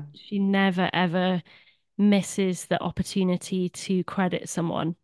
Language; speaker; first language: English; native; English